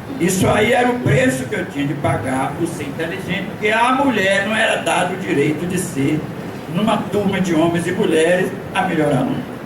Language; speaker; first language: Portuguese; native; Portuguese